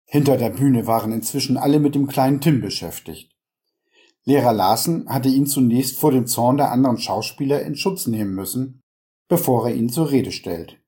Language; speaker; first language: German; native; German